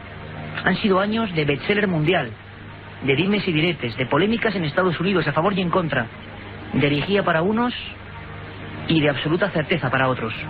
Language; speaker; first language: Spanish; native; Spanish